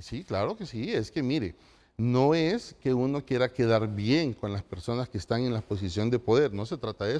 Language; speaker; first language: Spanish; native; Spanish